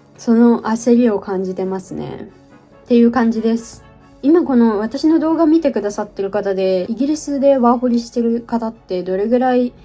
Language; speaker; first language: Japanese; native; Japanese